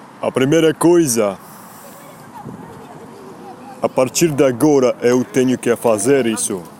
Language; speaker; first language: Portuguese; non-native, learner; Spanish